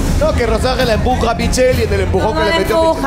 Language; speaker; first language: Spanish; native; Spanish